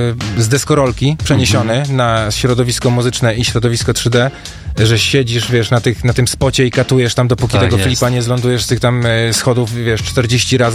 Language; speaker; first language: Polish; native; Polish